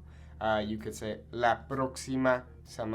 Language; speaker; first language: Spanish; non-native, fluent; English